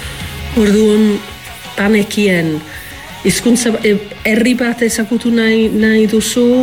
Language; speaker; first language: Basque; non-native, fluent; Welsh